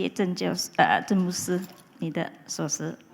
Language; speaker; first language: Chinese; non-native, local second language; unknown